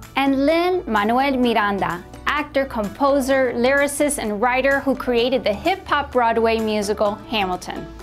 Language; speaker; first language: English; early bilingual, other home language; Spanish